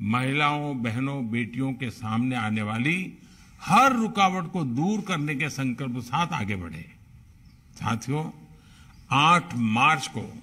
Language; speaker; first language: Hindi; non-native, local second language; Gujarati